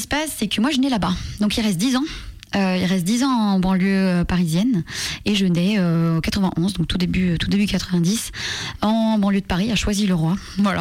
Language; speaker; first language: French; non-native, local second language; Armenian